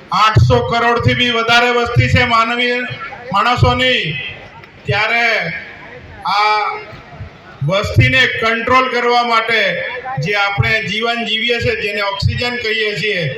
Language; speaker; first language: Gujarati; non-native, local second language; Vasavi